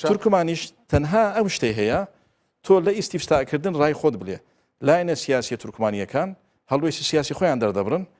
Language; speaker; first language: Central Kurdish; non-native, local second language; Turkish